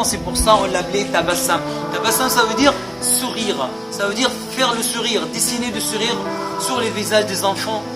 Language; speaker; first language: French; non-native, fluent; Arabic